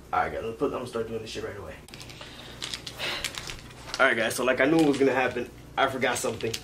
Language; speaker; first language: English; native; English